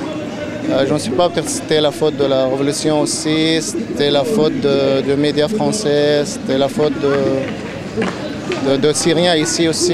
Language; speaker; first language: French; non-native, fluent; Arabic